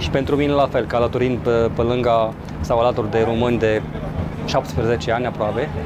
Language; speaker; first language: Romanian; non-native, fluent; Arabic